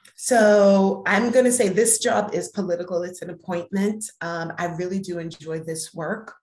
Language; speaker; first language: English; native; English